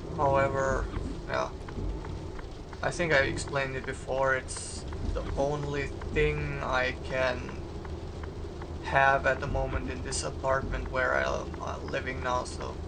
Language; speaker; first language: English; non-native, fluent; German